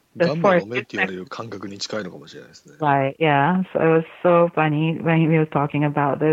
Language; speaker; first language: English; non-native, fluent; Japanese